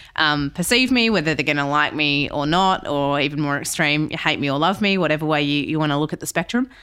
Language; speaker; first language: English; native; English